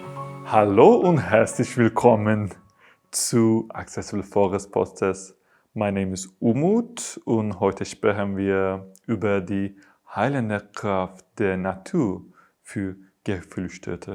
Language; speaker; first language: German; non-native, learner; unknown